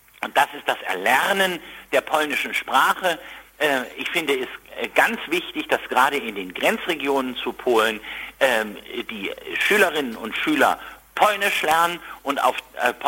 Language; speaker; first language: German; native; German